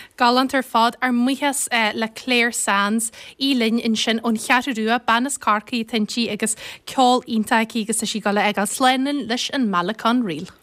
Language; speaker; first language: Irish; native; Irish